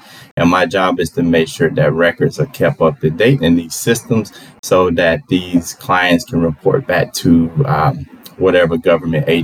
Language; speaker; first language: English; native; English